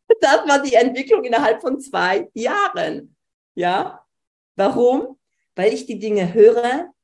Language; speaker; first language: German; early bilingual, other home language; Polish